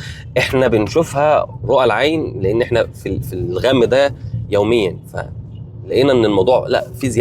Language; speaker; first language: Arabic; native; Arabic